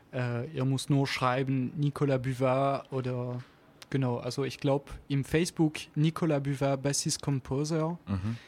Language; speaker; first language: German; non-native, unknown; French